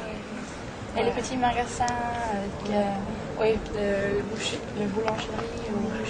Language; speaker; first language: French; non-native, learner; Norwegian